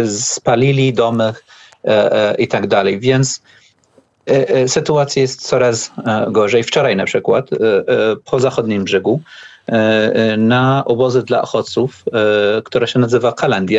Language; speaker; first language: Polish; non-native, learner; Arabic